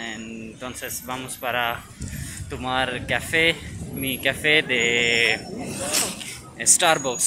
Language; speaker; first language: Spanish; non-native, learner; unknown